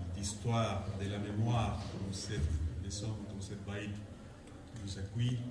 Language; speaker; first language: French; non-native, fluent; Spanish